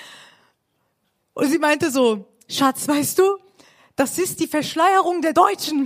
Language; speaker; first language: German; early bilingual, other home language; Persian